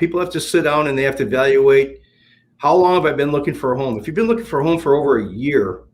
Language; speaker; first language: English; native; English